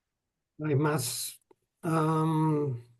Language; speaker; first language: Spanish; non-native, fluent; English